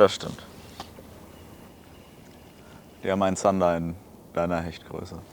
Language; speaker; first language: German; native; German